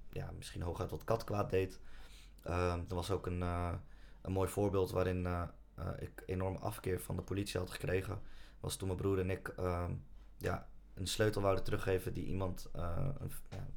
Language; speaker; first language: Dutch; native; Dutch